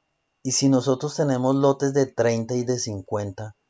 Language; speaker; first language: Spanish; native; Spanish